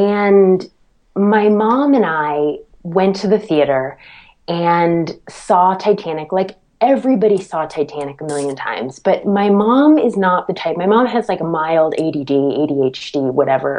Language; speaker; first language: English; native; English